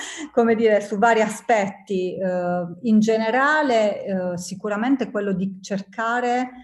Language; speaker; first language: Italian; native; Italian